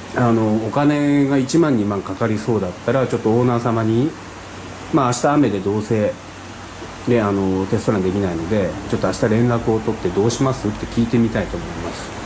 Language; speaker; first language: Japanese; native; Japanese